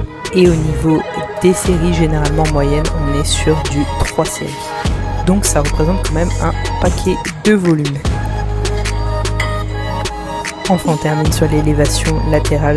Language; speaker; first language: French; native; French